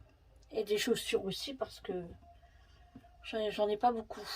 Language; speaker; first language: French; native; French